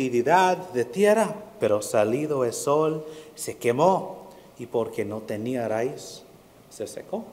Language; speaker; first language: Spanish; early bilingual, heritage; Spanish